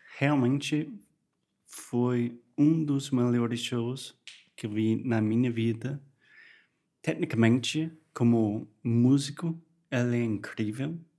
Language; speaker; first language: Portuguese; non-native, fluent; English